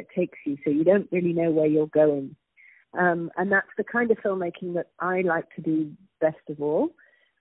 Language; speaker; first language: English; native; English